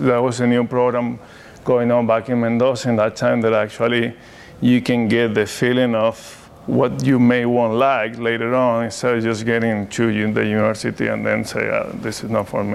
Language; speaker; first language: English; non-native, fluent; Spanish